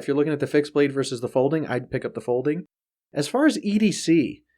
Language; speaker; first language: English; native; English